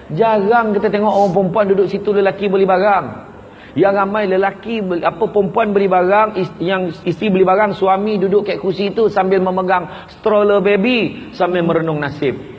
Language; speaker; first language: Malay; native; Malay